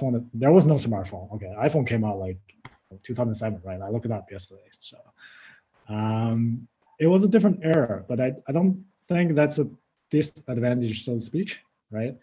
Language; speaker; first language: English; non-native, fluent; Chinese